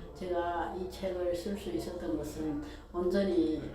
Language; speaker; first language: Korean; early bilingual, heritage; Korean